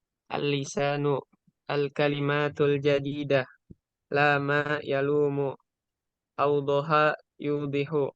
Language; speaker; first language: Arabic; non-native, learner; Indonesian